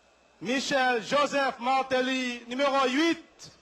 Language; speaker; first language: French; non-native, local second language; Haitian Creole